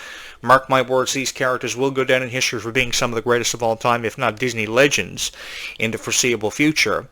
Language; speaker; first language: English; native; English